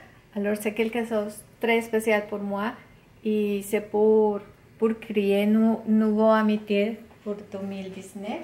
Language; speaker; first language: French; non-native, learner; Spanish